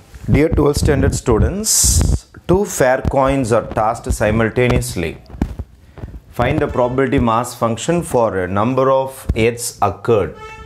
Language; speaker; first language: English; non-native, local second language; Tamil